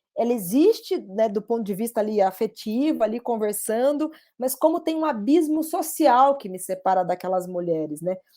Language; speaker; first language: Portuguese; native; Portuguese